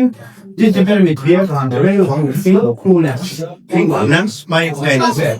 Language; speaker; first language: Dutch; non-native, learner; Arabic